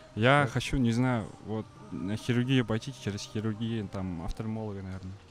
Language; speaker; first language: Russian; non-native, local second language; Uzbek